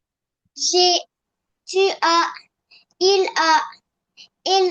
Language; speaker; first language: French; non-native, learner; Arabic